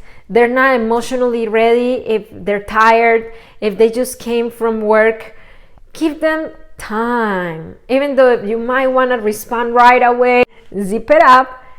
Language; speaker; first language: English; non-native, fluent; Spanish